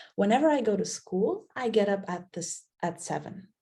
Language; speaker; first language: English; non-native, fluent; Slovenian